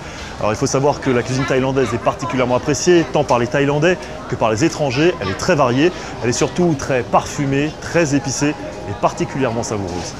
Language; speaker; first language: French; native; French